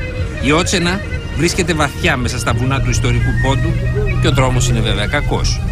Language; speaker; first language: Greek; native; Greek